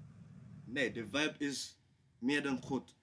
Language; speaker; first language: Dutch; non-native, learner; English